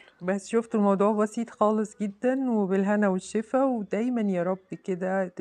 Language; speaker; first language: Arabic; native; Arabic